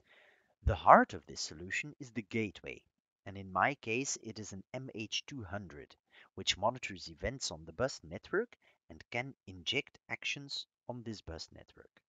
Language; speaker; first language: English; non-native, fluent; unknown